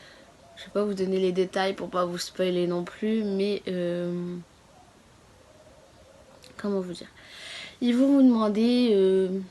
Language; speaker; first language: French; native; French